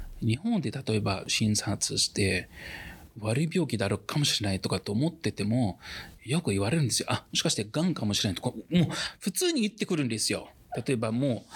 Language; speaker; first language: Japanese; non-native, fluent; Arabic